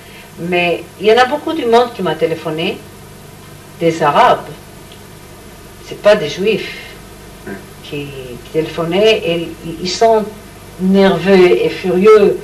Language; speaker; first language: French; non-native, learner; Hebrew